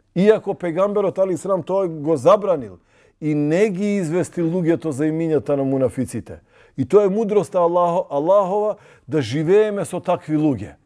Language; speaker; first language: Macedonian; non-native, local second language; Albanian